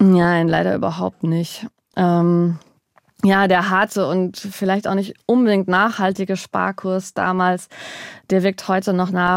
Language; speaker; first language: German; native; German